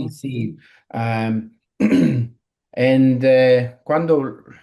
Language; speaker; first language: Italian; non-native, learner; English